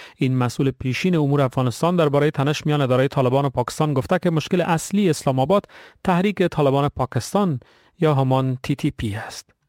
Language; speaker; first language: Persian; native; Persian